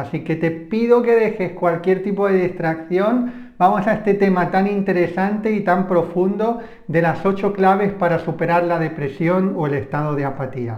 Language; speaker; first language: Spanish; native; Spanish